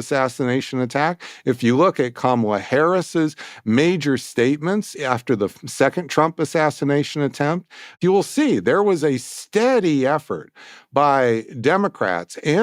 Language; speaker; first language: English; native; English